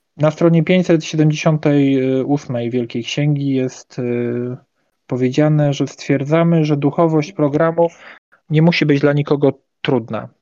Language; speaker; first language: Polish; native; Polish